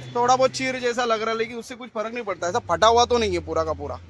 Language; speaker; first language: Hindi; non-native, local second language; Marathi